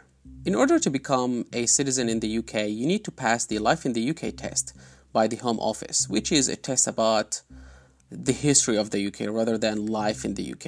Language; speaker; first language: English; non-native, fluent; Arabic